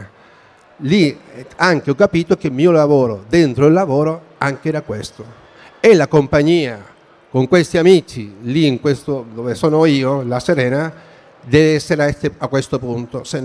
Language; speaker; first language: Italian; non-native, fluent; Spanish